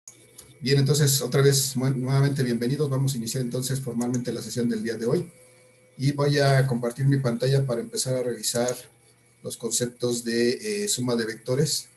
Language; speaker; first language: Spanish; native; Spanish